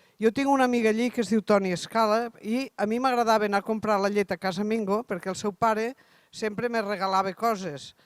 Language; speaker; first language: Catalan; native; Catalan